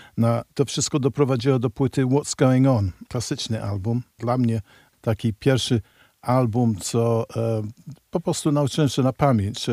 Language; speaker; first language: Polish; early bilingual, heritage; Polish